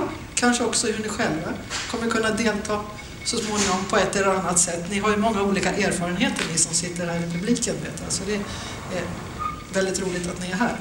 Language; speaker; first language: Swedish; native; Swedish